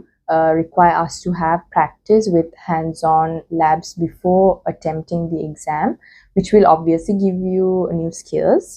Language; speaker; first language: English; non-native, local second language; Sinhala